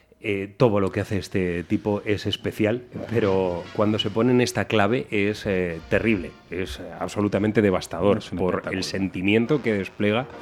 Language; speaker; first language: Spanish; native; Spanish